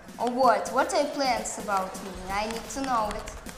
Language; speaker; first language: English; non-native, learner; Russian